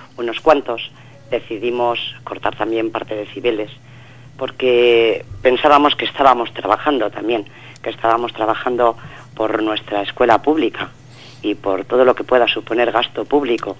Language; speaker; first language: Spanish; native; Spanish